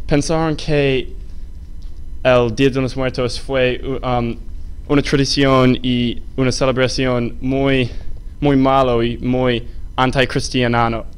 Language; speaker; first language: Spanish; non-native, learner; English